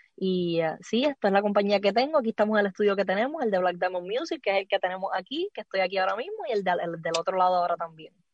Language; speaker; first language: Spanish; native; Spanish